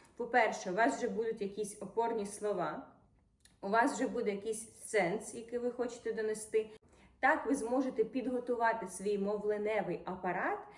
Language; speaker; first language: Ukrainian; non-native, local second language; Russian